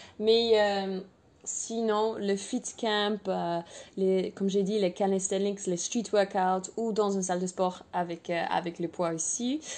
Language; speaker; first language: French; non-native, fluent; English